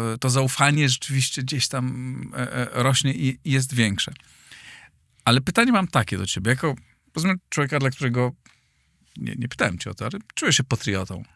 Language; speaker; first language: Polish; native; Polish